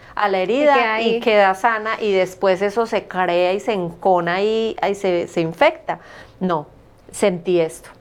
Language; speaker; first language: Spanish; native; Spanish